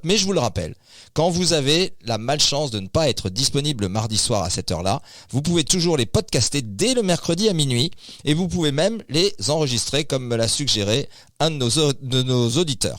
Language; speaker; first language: French; native; French